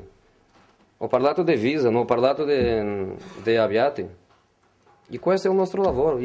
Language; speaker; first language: Italian; non-native, fluent; Portuguese